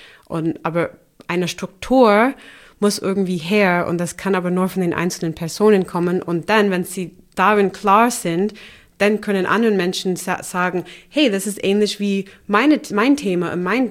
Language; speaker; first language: German; non-native, fluent; English